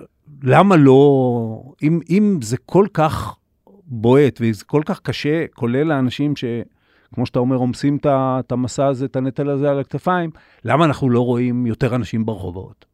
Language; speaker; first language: Hebrew; native; Hebrew